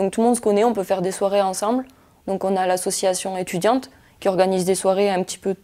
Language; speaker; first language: French; native; French